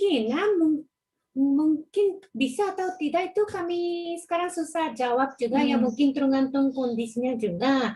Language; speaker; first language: Indonesian; non-native, fluent; Japanese